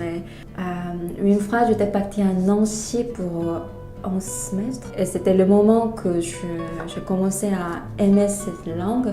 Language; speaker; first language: French; non-native, fluent; Korean